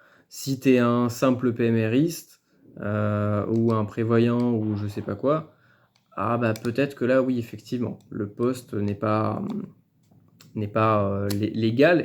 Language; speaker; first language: French; native; French